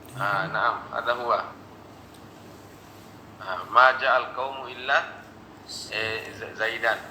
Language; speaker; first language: Arabic; non-native, fluent; Indonesian